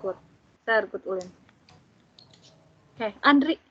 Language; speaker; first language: German; non-native, fluent; Indonesian